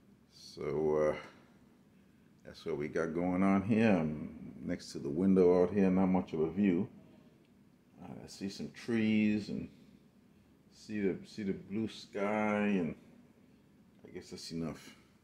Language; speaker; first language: English; native; English